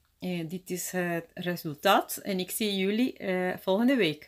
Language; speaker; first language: Dutch; non-native, fluent; Spanish